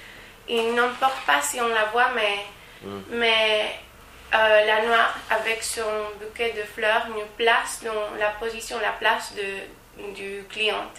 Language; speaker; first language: French; non-native, learner; Spanish